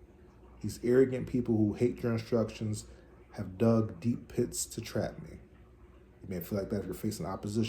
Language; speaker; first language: English; native; English